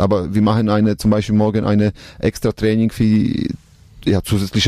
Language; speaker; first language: German; non-native, learner; Polish